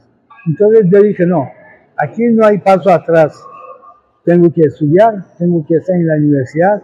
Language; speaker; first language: Spanish; non-native, fluent; Persian